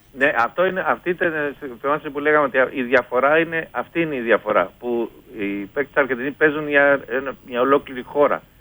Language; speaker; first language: Greek; non-native, fluent; Spanish